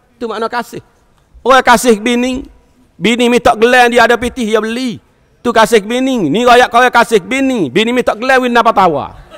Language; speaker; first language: Malay; native; Malay